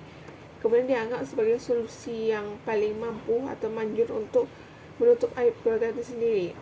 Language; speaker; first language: Indonesian; native; Indonesian